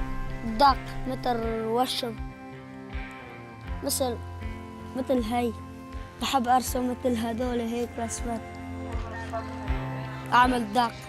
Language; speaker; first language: Arabic; native; Arabic